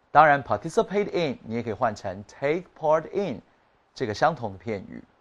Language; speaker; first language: Chinese; native; Chinese